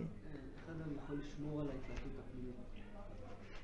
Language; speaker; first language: Hebrew; native; Hebrew